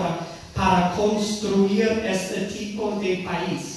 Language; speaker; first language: Spanish; non-native, fluent; English